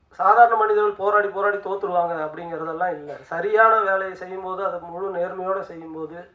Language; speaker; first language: Tamil; native; Tamil